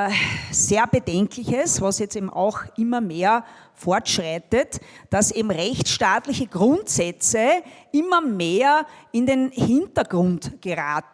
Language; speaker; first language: German; native; German